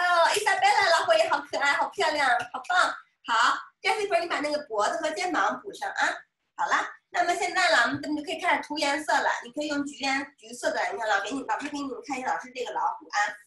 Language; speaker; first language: Chinese; native; Chinese